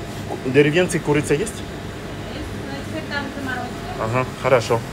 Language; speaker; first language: Russian; non-native, learner; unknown